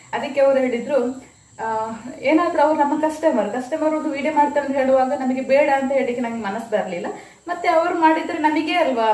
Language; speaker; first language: Kannada; non-native, local second language; Tulu